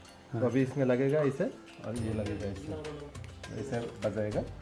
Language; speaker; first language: Hindi; non-native, local second language; Assamese